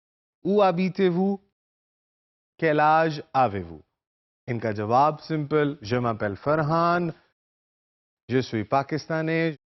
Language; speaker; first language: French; non-native, fluent; Urdu